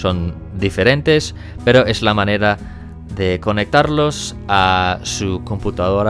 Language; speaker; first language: Spanish; non-native, fluent; English